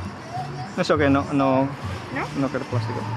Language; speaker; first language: Spanish; non-native, learner; Indonesian